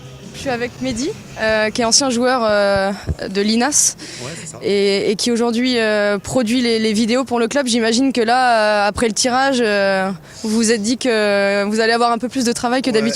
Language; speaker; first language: French; native; French